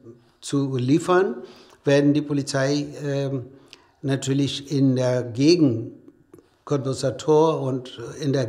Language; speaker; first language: German; non-native, fluent; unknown